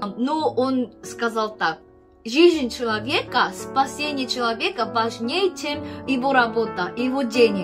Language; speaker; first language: Russian; non-native, fluent; Korean